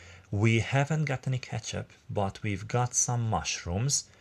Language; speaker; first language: English; non-native, fluent; Hungarian